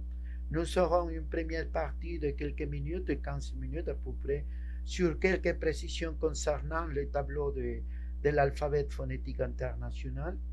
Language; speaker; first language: French; non-native, fluent; Spanish